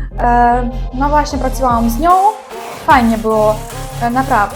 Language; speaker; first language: Polish; non-native, learner; Ukrainian